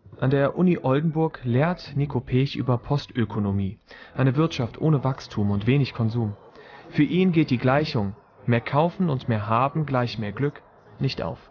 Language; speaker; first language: German; native; German